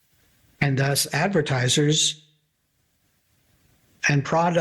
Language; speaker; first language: English; native; English